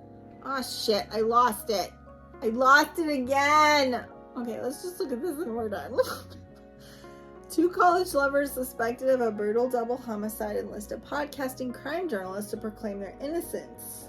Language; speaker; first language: English; native; English